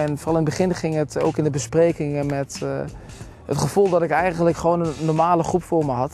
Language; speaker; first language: Dutch; native; Dutch